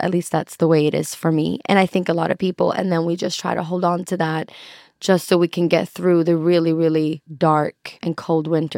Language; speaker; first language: English; non-native, fluent; Swedish